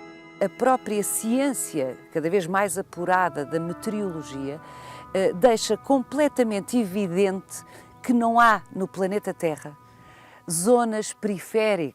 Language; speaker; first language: Portuguese; native; Portuguese